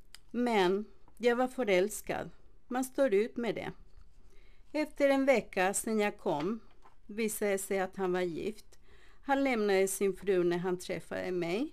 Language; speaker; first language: Swedish; non-native, fluent; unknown